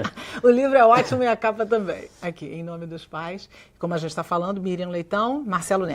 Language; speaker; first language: Portuguese; native; Portuguese